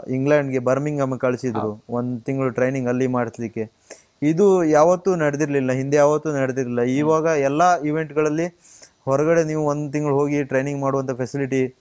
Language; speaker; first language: Kannada; native; Kannada